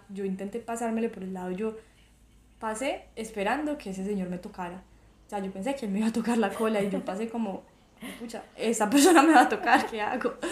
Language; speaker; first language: Spanish; native; Spanish